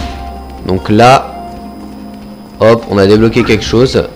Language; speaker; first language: French; native; French